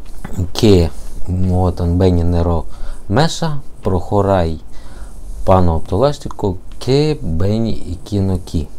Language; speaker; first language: Greek; non-native, learner; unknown